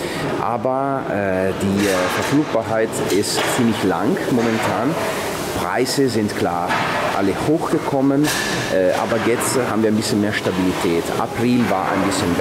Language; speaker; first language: German; non-native, fluent; Italian